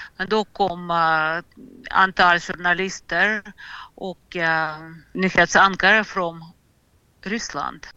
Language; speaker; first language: Swedish; non-native, fluent; Russian